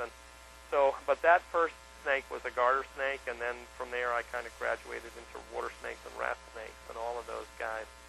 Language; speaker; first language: English; native; English